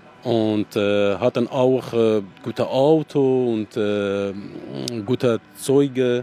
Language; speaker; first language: German; non-native, learner; Arabic